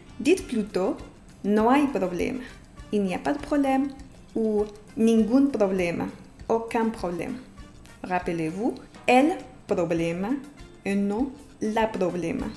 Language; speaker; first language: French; non-native, fluent; Spanish